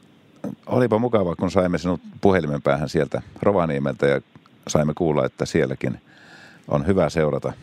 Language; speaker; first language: Finnish; native; Finnish